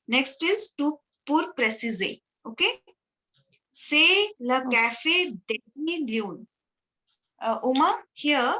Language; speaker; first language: French; non-native, fluent; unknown